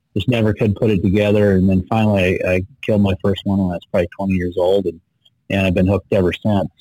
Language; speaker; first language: English; native; English